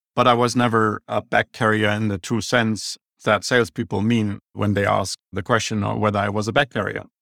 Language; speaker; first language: English; non-native, fluent; German